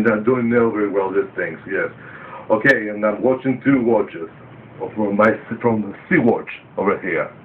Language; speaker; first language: English; non-native, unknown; Greek